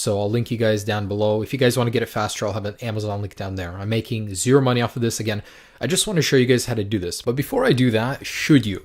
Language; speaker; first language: English; native; English